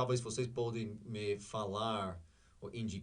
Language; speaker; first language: Portuguese; non-native, learner; English